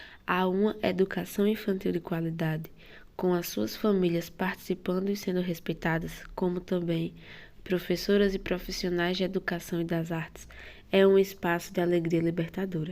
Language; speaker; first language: Portuguese; native; Portuguese